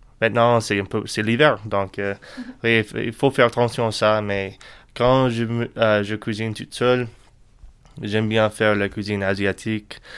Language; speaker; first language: French; non-native, learner; English